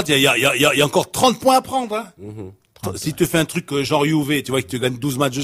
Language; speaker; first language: French; non-native, local second language; Arabic